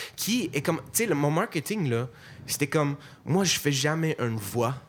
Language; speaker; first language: French; non-native, fluent; English